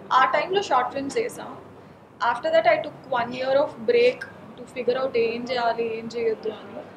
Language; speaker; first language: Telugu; non-native, local second language; Marathi